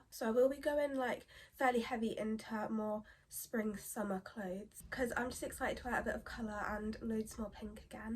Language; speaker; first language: English; native; English